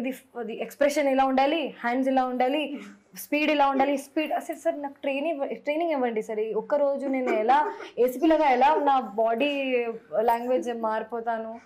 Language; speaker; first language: Telugu; non-native, fluent; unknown